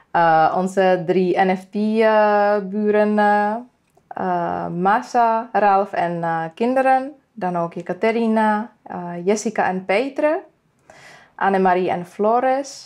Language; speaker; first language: Dutch; non-native, fluent; Czech